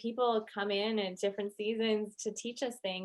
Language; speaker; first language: English; native; English